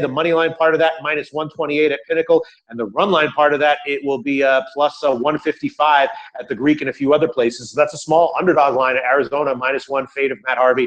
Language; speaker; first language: English; native; English